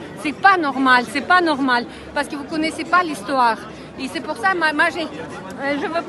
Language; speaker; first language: French; non-native, fluent; Russian